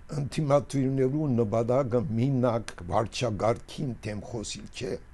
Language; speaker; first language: Armenian; early bilingual, heritage; Armenian